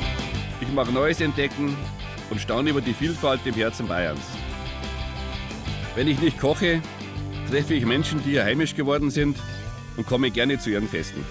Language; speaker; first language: German; native; German